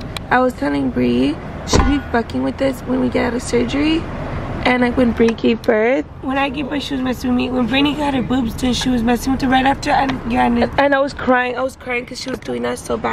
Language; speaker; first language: English; early bilingual, other home language; Spanish